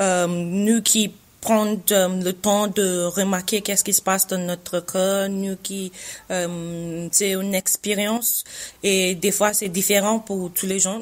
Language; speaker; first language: French; non-native, learner; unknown